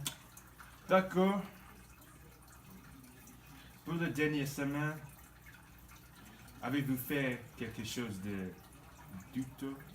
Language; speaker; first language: French; non-native, learner; English